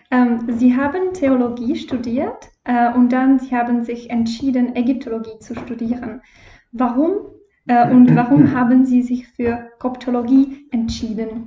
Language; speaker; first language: German; non-native, fluent; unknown